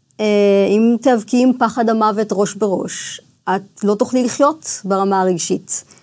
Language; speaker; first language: Hebrew; early bilingual, other home language; English